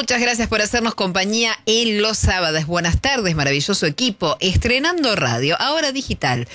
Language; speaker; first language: Spanish; native; Spanish